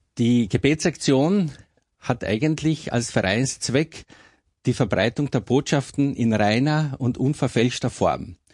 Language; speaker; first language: German; non-native, local second language; Slovenian